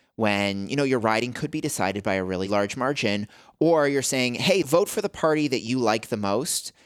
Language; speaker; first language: English; native; English